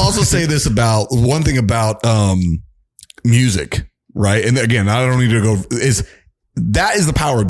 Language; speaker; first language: English; native; English